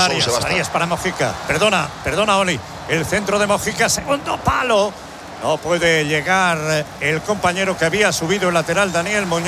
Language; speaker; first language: Spanish; native; Spanish